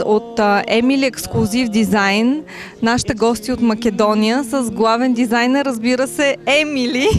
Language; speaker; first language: Bulgarian; native; Bulgarian